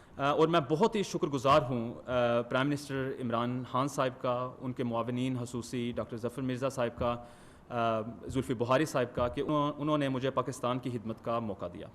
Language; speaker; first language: Urdu; early bilingual, heritage; Urdu